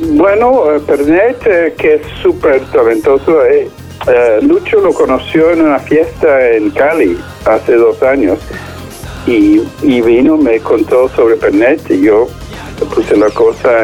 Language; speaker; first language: Spanish; non-native, fluent; English